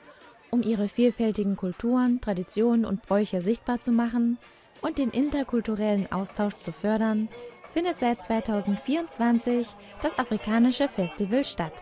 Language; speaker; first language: German; native; German